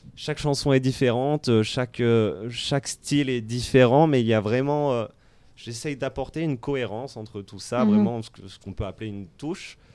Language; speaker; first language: French; native; French